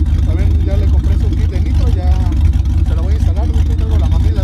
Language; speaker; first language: Spanish; native; Spanish